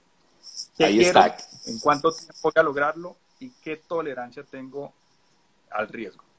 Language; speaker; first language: Spanish; native; Spanish